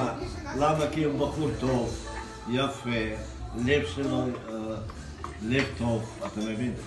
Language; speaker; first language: Hebrew; non-native, fluent; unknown